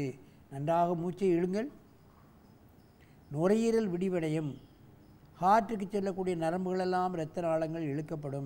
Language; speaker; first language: Tamil; native; Tamil